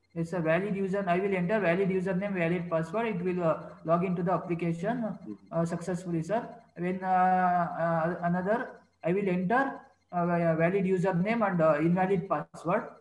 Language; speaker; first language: English; non-native, local second language; Kannada